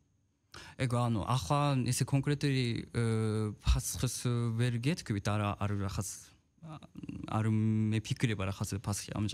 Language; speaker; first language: Georgian; non-native, fluent; Japanese